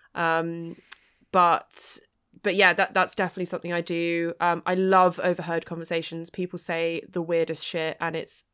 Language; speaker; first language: English; native; English